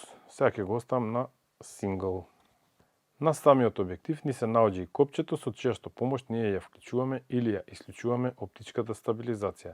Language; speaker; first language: Macedonian; native; Macedonian